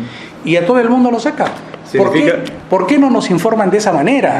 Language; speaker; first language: Spanish; native; Spanish